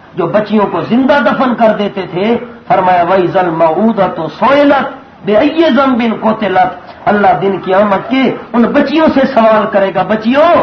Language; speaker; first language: Urdu; non-native, local second language; Pashto